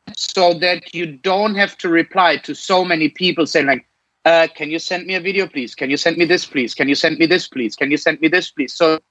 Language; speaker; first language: English; non-native, fluent; German